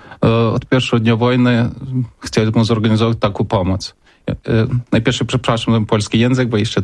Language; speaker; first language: Polish; non-native, learner; Ukrainian